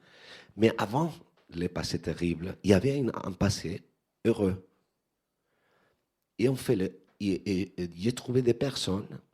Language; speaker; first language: French; non-native, fluent; Spanish